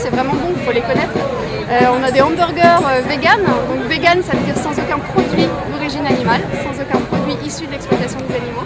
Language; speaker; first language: French; native; French